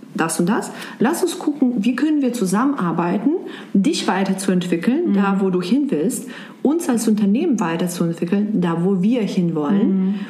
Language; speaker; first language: German; non-native, fluent; Serbian